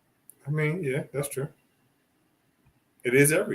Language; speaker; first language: English; native; English